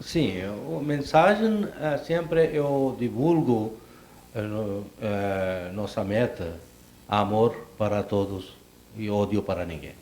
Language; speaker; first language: Portuguese; non-native, fluent; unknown